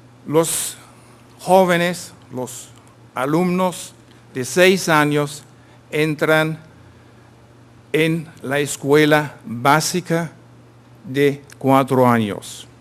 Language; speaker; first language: Spanish; non-native, fluent; German